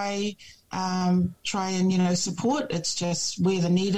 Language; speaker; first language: English; native; English